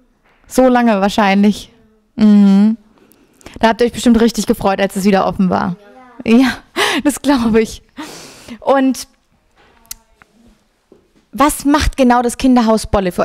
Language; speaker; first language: German; native; German